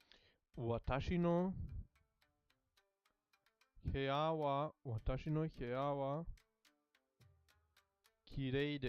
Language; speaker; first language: Japanese; non-native, learner; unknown